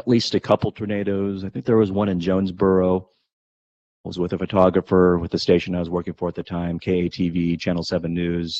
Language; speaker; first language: English; native; English